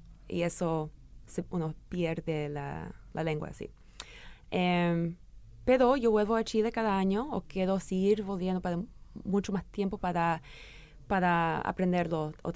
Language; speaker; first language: Spanish; early bilingual, heritage; English